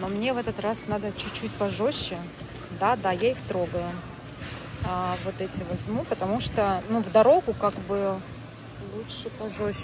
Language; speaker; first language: Russian; native; Russian